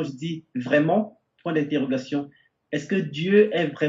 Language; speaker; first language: French; native; French